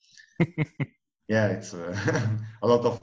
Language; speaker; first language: English; non-native, fluent; Italian